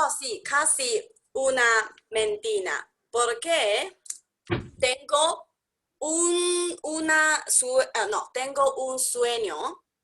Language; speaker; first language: Spanish; non-native, learner; English